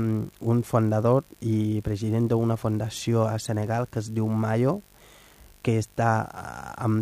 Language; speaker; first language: Catalan; non-native, fluent; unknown